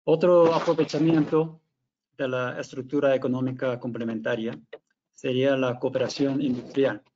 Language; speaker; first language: Spanish; non-native, fluent; Korean